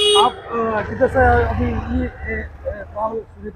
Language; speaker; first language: Hindi; non-native, local second language; Malayalam